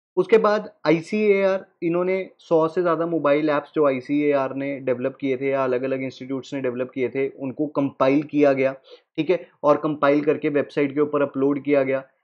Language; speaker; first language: Hindi; native; Hindi